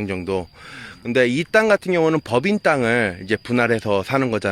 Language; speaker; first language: Korean; native; Korean